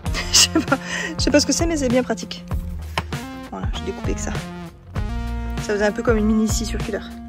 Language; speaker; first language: French; native; French